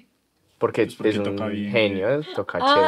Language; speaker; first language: Spanish; native; Spanish